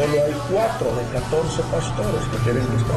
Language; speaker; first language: Spanish; native; Spanish